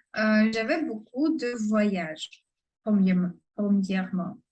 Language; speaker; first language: French; non-native, fluent; Russian